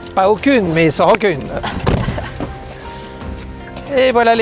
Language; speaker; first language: French; native; French